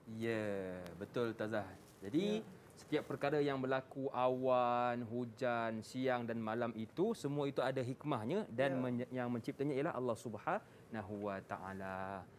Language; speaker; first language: Malay; native; Malay